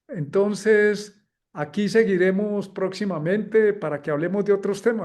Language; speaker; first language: Spanish; native; Spanish